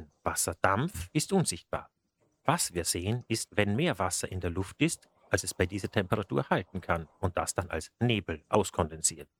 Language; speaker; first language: German; native; German